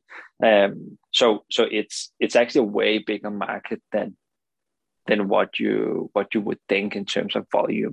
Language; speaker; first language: English; non-native, fluent; Danish